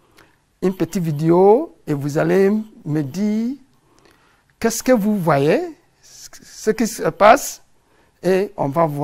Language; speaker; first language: French; non-native, fluent; English